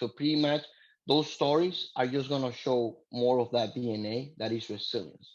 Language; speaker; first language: English; non-native, fluent; Spanish